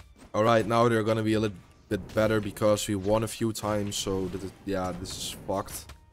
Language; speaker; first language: English; non-native, fluent; Dutch